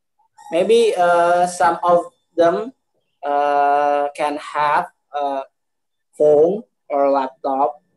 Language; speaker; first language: English; non-native, learner; Indonesian